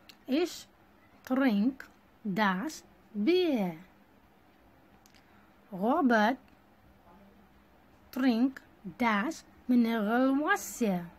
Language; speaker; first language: German; non-native, learner; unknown